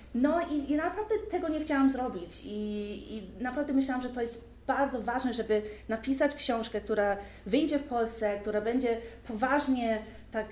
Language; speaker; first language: Polish; early bilingual, heritage; Polish